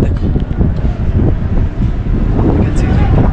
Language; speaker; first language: English; non-native, local second language; Telugu